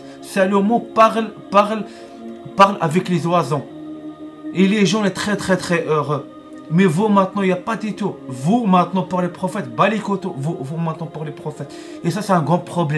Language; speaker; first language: French; non-native, learner; Arabic